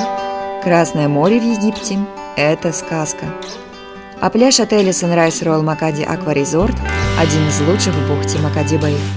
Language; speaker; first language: Russian; native; Russian